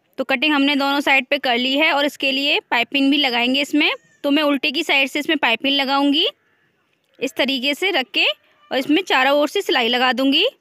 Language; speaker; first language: Hindi; native; Hindi